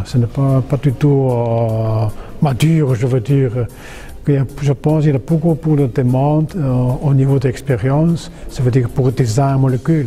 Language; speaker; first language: French; non-native, fluent; Chinese